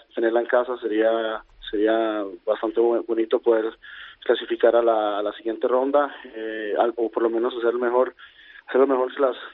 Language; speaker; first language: Spanish; native; Spanish